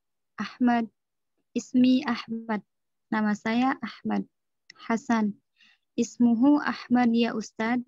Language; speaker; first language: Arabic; non-native, learner; Indonesian